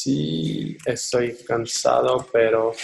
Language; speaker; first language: Spanish; non-native, learner; English